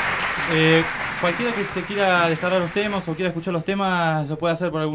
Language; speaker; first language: Spanish; native; Spanish